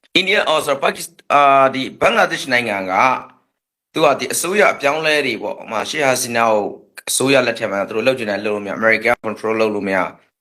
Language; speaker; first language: Burmese; native; Burmese